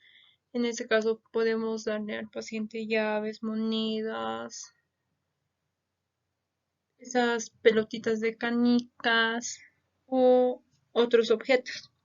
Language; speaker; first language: Spanish; native; Spanish